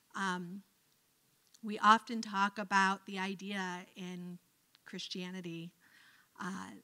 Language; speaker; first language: English; native; English